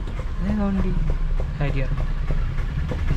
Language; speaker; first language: Malayalam; native; Malayalam